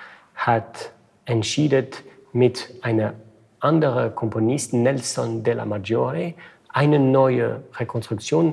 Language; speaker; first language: German; non-native, fluent; French